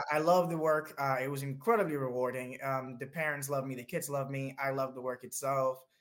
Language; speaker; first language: English; early bilingual, other home language; Spanish